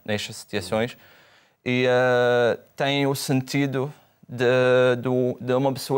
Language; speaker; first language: Portuguese; non-native, fluent; Arabic